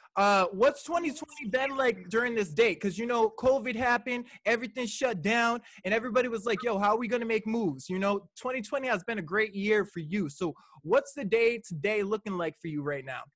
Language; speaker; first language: English; native; English